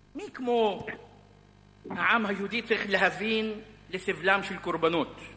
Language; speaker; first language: Hebrew; non-native, local second language; Arabic